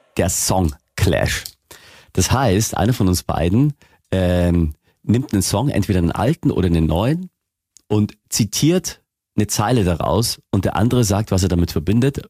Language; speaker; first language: German; native; German